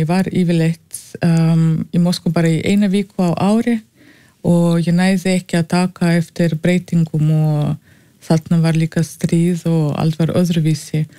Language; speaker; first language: Icelandic; non-native, fluent; Russian